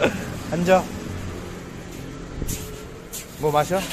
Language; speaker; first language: Korean; native; Korean